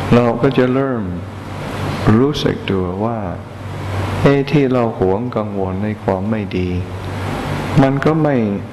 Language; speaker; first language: Thai; non-native, fluent; English